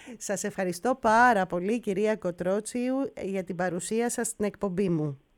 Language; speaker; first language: Greek; native; Greek